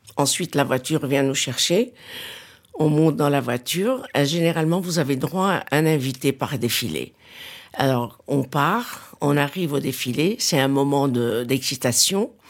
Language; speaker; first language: French; non-native, local second language; Arabic